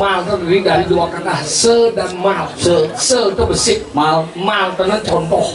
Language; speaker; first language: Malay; non-native, local second language; Balinese